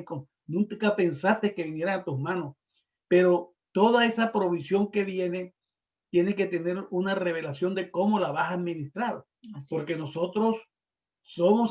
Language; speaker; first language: Spanish; native; Spanish